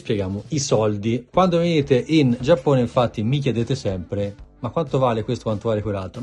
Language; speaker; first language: Italian; native; Italian